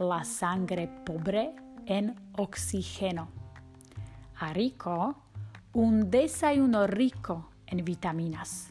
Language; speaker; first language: Spanish; non-native, fluent; Slovak